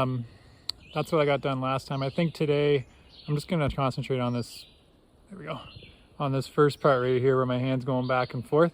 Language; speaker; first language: English; native; English